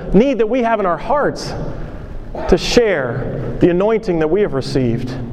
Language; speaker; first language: English; native; English